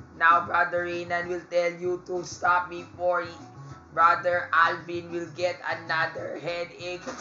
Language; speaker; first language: English; non-native, local second language; Filipino